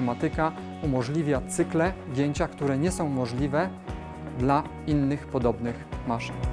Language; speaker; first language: Polish; native; Polish